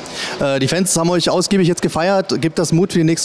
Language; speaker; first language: German; native; German